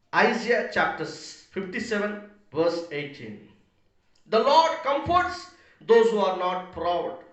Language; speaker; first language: English; non-native, local second language; Telugu